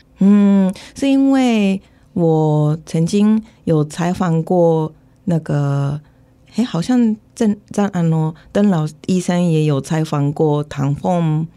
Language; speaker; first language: Chinese; non-native, fluent; Japanese